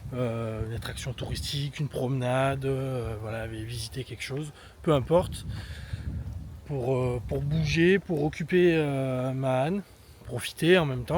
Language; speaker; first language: French; native; French